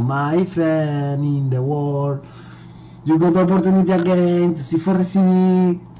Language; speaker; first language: English; non-native, learner; Spanish